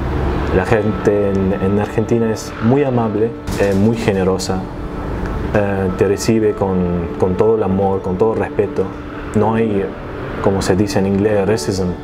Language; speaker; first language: Spanish; non-native, fluent; Arabic